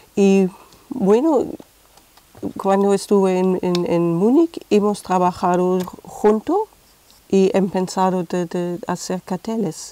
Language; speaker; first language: Spanish; non-native, fluent; German